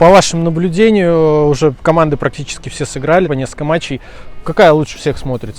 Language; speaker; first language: Russian; native; Russian